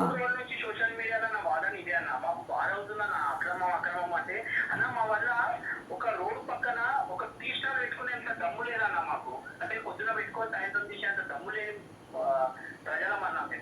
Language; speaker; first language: Telugu; native; Telugu